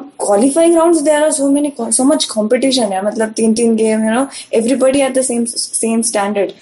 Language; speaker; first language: English; non-native, local second language; Marathi